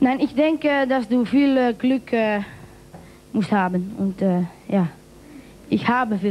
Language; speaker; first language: German; non-native, learner; Dutch